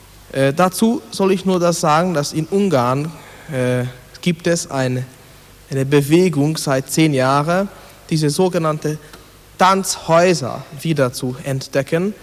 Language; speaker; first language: German; non-native, fluent; Hungarian